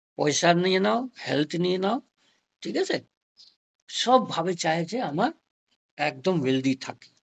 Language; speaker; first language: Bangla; non-native, local second language; Hindi